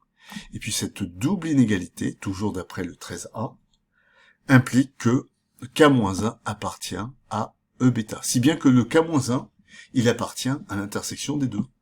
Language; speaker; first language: French; native; French